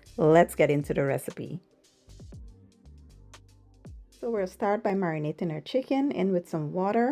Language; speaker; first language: English; native; English